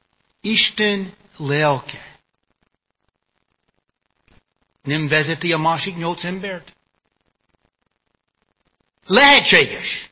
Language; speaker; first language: Hungarian; non-native, fluent; English